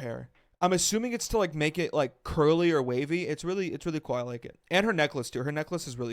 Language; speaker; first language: English; native; English